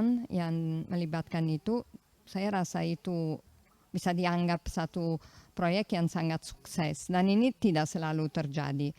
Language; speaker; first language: Indonesian; non-native, fluent; Italian